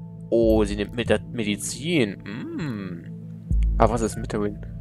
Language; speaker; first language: German; native; German